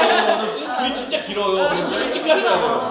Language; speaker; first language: Korean; native; Korean